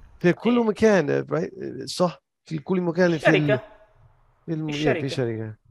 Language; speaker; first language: Arabic; non-native, learner; English